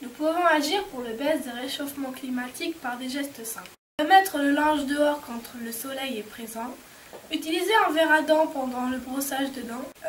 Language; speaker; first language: French; native; French